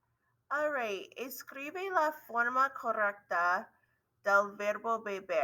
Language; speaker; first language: Spanish; non-native, learner; English